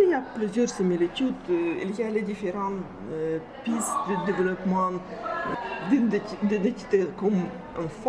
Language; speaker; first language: French; non-native, fluent; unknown